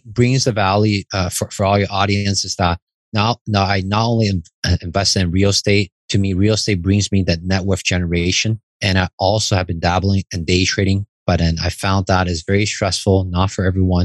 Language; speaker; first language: English; non-native, fluent; Chinese